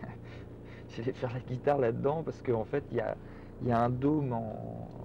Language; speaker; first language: French; native; French